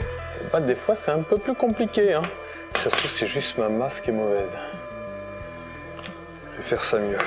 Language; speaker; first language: French; native; French